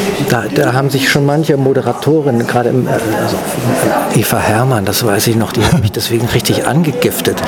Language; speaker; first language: German; native; German